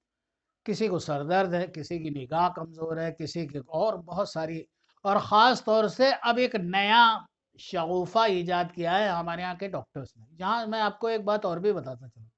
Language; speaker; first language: Urdu; native; Urdu